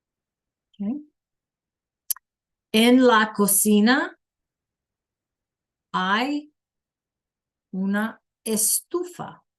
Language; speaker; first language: Spanish; non-native, fluent; English